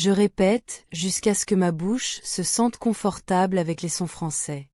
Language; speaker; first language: French; non-native, fluent; Portuguese